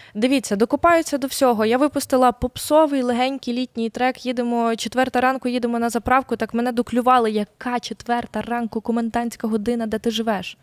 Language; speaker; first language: Ukrainian; native; Ukrainian